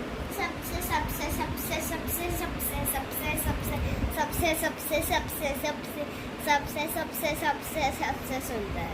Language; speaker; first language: Hindi; native; Hindi